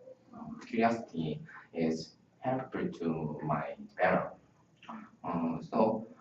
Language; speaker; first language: English; non-native, learner; Korean